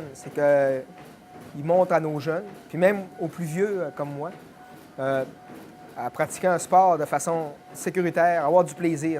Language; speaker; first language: French; native; French